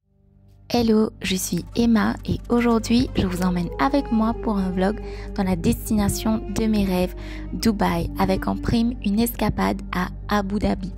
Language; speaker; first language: French; non-native, local second language; Morisyen